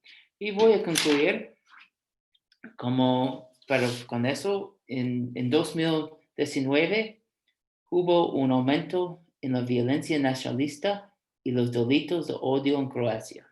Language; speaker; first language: Spanish; non-native, fluent; English